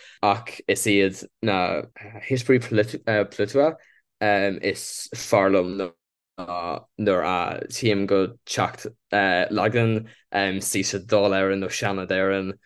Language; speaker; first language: Irish; non-native, local second language; English